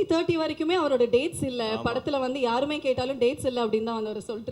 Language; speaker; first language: Tamil; native; Tamil